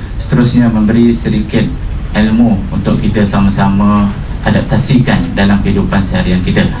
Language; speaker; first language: Malay; native; Malay